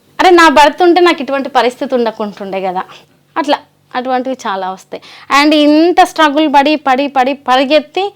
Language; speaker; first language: Telugu; native; Telugu